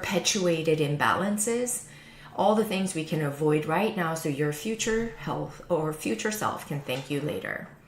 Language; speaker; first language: English; native; English